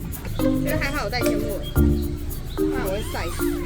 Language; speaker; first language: Chinese; native; Chinese